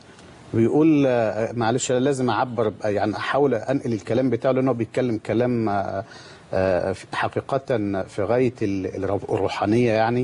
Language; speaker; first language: Arabic; native; Arabic